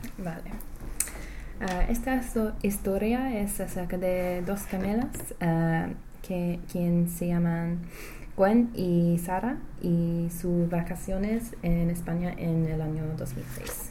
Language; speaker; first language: Spanish; non-native, learner; English